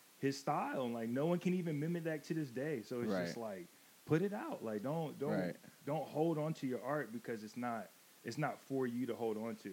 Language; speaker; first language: English; native; English